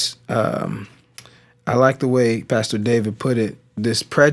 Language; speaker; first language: English; native; English